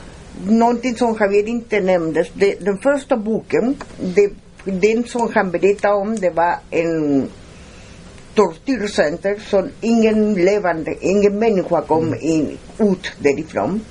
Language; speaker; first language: Swedish; non-native, fluent; Spanish